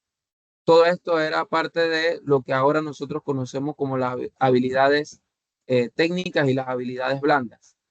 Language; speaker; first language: Spanish; native; Spanish